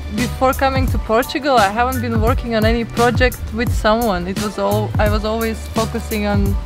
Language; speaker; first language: English; non-native, fluent; Latvian